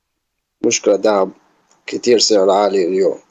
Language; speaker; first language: Arabic; non-native, learner; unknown